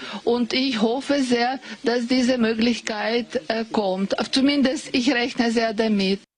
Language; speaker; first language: German; non-native, fluent; Ukrainian